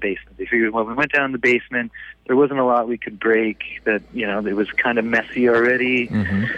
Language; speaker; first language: English; native; English